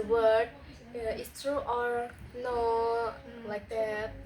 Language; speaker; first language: English; non-native, learner; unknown